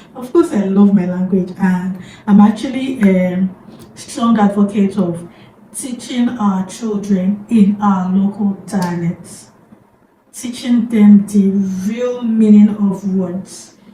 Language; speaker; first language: English; non-native, local second language; Yoruba